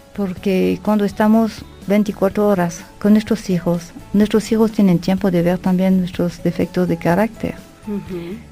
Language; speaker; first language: Spanish; non-native, fluent; French